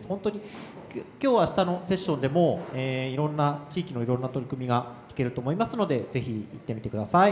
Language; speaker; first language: Japanese; native; Japanese